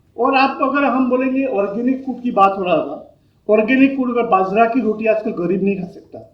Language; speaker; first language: Hindi; non-native, local second language; Bangla